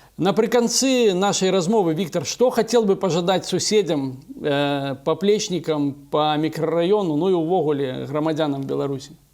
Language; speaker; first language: Belarusian; non-native, local second language; Russian